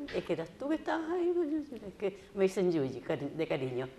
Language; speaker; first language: Spanish; native; Spanish